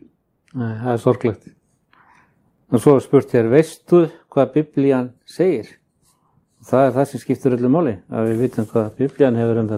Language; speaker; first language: Icelandic; native; Icelandic